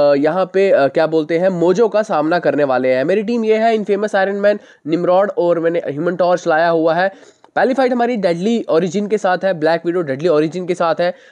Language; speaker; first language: Hindi; native; Hindi